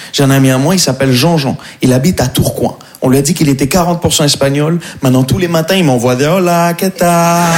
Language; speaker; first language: French; non-native, local second language; Arabic